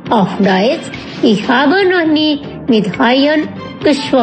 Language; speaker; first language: German; non-native, fluent; Indonesian